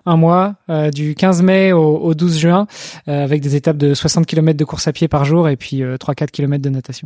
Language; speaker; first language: French; native; French